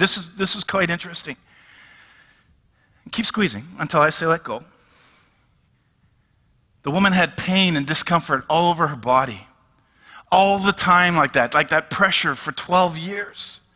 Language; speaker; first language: English; native; English